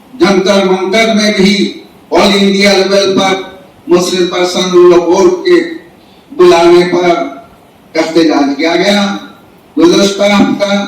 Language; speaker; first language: Urdu; non-native, local second language; Bangla